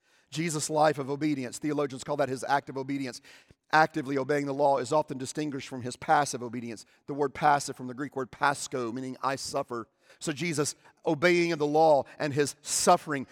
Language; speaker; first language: English; native; English